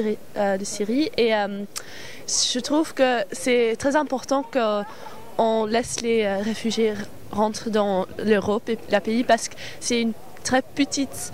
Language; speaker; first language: French; non-native, local second language; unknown